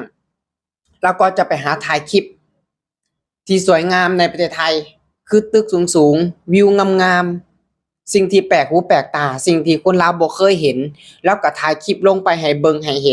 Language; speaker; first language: Thai; non-native, local second language; Lao